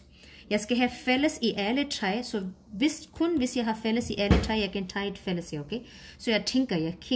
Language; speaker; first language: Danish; non-native, fluent; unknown